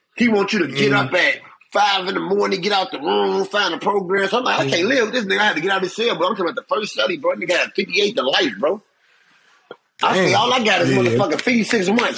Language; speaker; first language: English; native; English